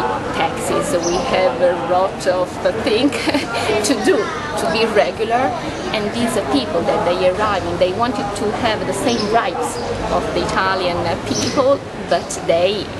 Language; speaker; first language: English; non-native, fluent; Italian